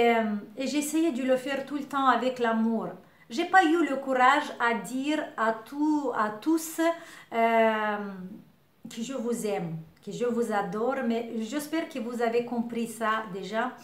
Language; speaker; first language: French; non-native, learner; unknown